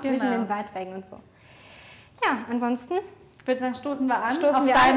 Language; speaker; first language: German; native; German